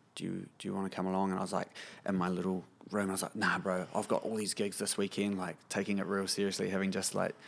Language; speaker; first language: English; native; English